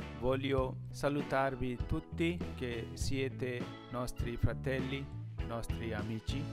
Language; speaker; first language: Italian; non-native, learner; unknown